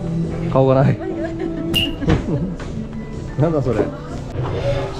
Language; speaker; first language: Japanese; native; Japanese